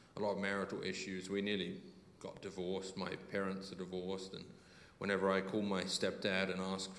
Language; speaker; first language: English; native; English